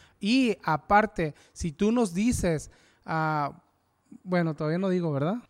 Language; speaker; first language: Spanish; early bilingual, heritage; Spanish